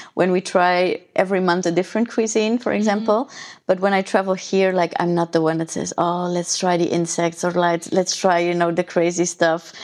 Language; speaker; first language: English; non-native, fluent; Dutch